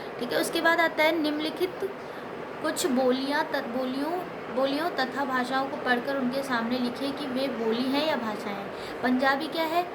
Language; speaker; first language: Hindi; native; Hindi